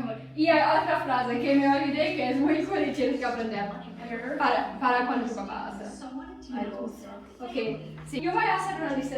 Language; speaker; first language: Spanish; non-native, fluent; German